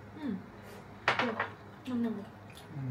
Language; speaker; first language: Chinese; non-native, fluent; Vietnamese